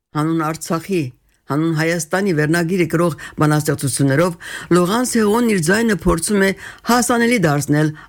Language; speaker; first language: Armenian; native; Armenian